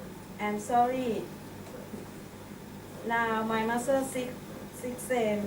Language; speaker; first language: English; non-native, learner; Thai